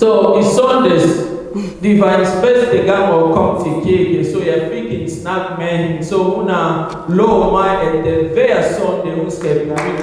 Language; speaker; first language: Danish; non-native, fluent; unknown